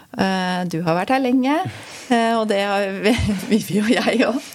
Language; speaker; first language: Norwegian; non-native, fluent; German